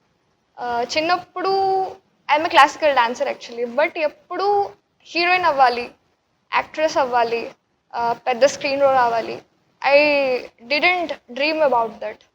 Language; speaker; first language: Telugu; non-native, learner; Odia